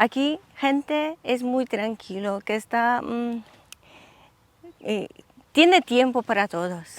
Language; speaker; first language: Spanish; non-native, learner; Polish